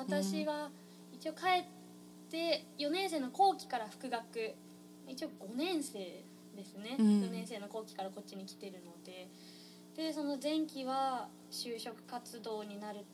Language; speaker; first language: Japanese; native; Japanese